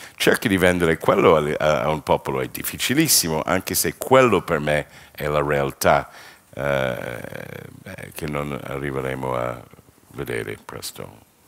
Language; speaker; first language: Italian; non-native, fluent; English